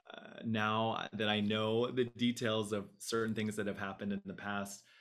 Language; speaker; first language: English; native; English